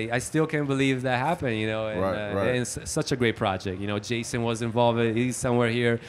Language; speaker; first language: English; non-native, fluent; Italian